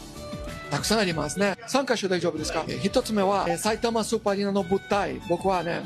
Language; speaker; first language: Japanese; non-native, learner; Portuguese